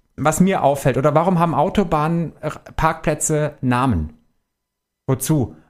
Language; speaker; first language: German; native; German